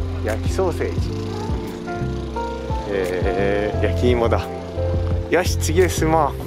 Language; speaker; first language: Japanese; native; Japanese